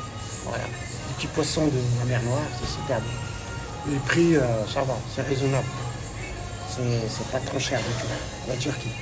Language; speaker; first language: French; non-native, local second language; Arabic